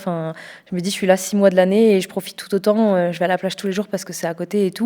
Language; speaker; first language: French; native; French